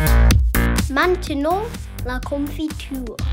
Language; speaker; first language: French; non-native, learner; English